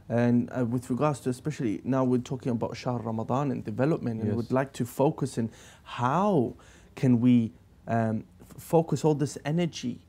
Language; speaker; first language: English; native; English